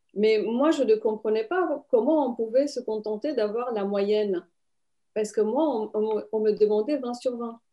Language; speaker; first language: French; non-native, fluent; Romanian